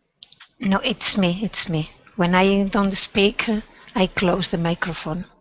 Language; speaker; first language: English; non-native, learner; Spanish